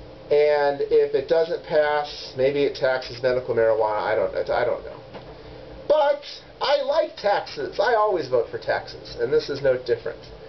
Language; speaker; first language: English; native; English